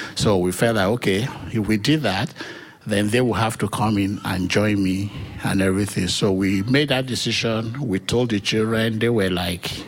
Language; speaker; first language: English; non-native, local second language; Yoruba